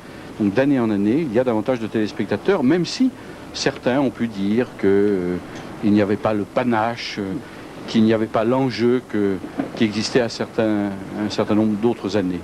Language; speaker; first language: French; native; French